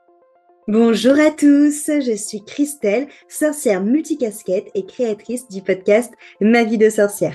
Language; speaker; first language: French; native; French